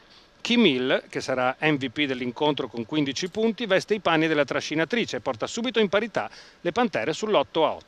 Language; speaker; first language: Italian; native; Italian